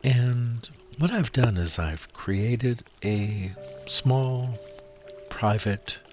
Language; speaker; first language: English; native; English